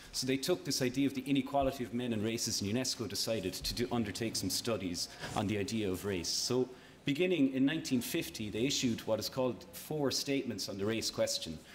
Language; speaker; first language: English; native; English